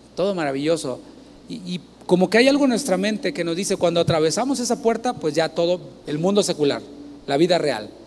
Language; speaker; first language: Spanish; native; Spanish